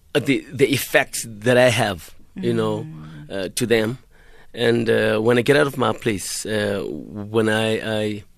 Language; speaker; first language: English; non-native, local second language; Xhosa